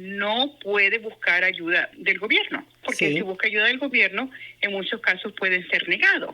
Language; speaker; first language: Spanish; non-native, local second language; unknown